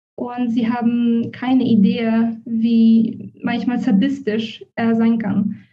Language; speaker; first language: German; non-native, fluent; Polish